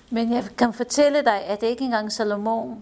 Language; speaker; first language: Danish; non-native, fluent; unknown